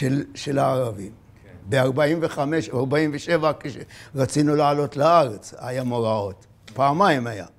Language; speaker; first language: Hebrew; non-native, fluent; Arabic